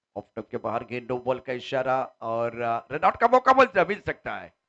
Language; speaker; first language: Hindi; non-native, local second language; Marathi